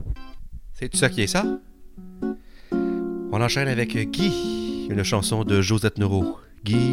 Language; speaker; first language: French; native; French